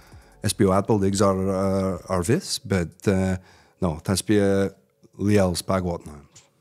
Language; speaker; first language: Latvian; non-native, learner; English